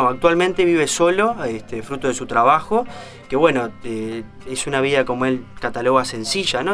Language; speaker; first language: Spanish; native; Spanish